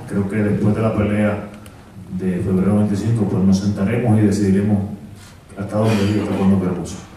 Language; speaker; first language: Spanish; native; Spanish